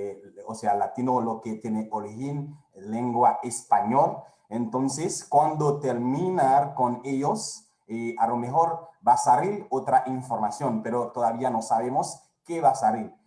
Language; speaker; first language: Spanish; non-native, fluent; Haitian Creole